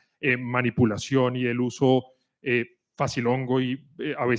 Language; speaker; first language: Spanish; native; Spanish